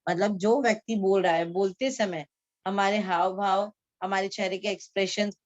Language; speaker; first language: Hindi; non-native, local second language; Marathi